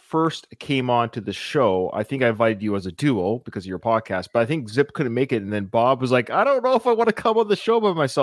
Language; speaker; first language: English; native; English